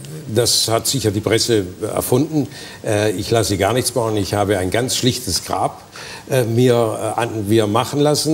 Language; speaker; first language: German; native; German